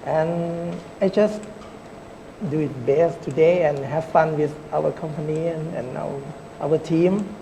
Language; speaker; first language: English; non-native, learner; Thai